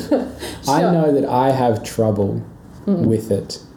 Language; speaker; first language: English; native; English